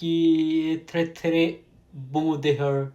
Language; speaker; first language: French; non-native, learner; Nepali